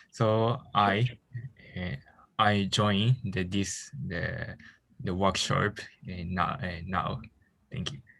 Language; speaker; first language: English; non-native, learner; Japanese